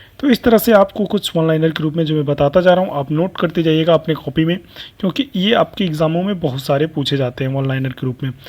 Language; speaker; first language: Hindi; native; Hindi